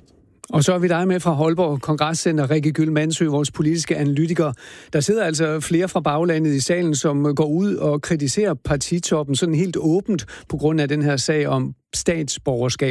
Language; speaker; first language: Danish; native; Danish